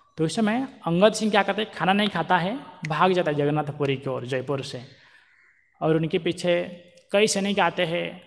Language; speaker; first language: Hindi; non-native, local second language; Marathi